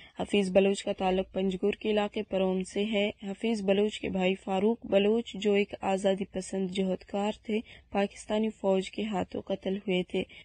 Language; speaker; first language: Urdu; non-native, local second language; Baluchi